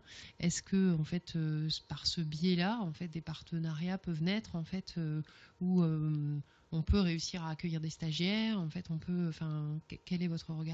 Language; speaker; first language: French; native; French